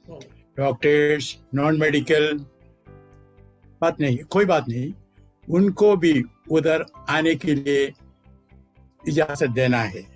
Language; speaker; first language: Hindi; non-native, local second language; Malayalam